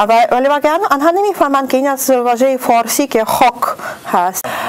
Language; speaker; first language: Persian; non-native, fluent; Russian